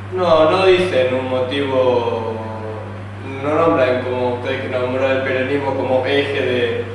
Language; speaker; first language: Spanish; native; Spanish